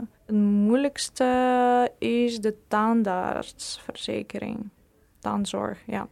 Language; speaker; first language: Dutch; non-native, fluent; Ukrainian